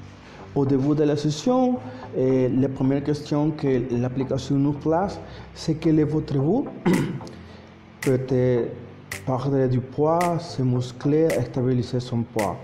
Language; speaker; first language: French; non-native, learner; Spanish